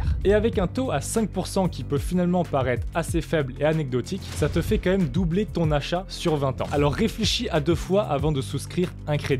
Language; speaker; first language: French; native; French